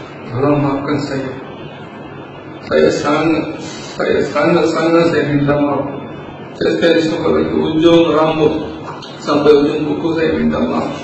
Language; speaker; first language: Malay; non-native, fluent; Bangla